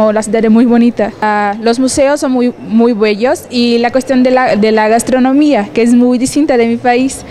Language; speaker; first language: Spanish; non-native, fluent; Portuguese